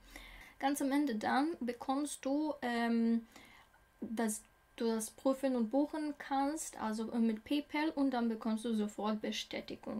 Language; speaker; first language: German; non-native, learner; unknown